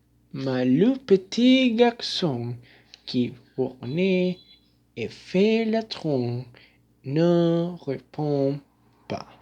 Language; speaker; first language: French; non-native, learner; Spanish